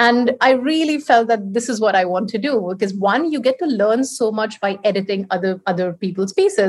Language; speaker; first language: English; non-native, local second language; Hindi